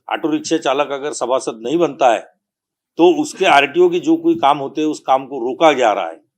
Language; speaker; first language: Hindi; non-native, local second language; Marathi